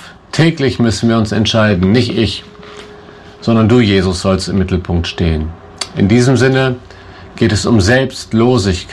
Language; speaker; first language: German; native; German